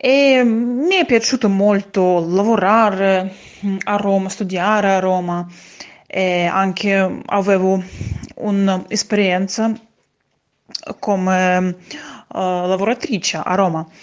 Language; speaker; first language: Italian; non-native, fluent; Russian